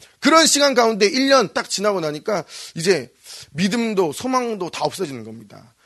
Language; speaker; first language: Korean; native; Korean